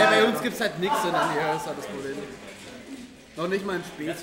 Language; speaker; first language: German; native; German